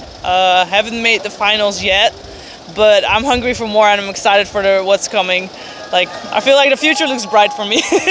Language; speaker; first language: English; non-native, fluent; Dutch